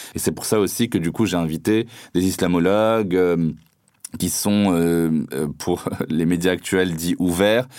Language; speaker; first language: French; non-native, local second language; Arabic